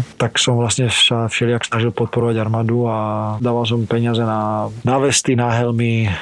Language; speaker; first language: Slovak; early bilingual, other home language; Ukrainian